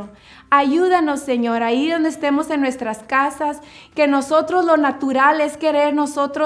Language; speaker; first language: Spanish; native; Spanish